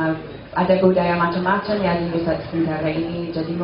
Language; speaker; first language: Indonesian; non-native, fluent; English